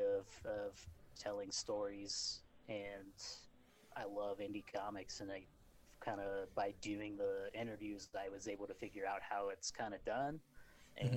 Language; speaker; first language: English; native; English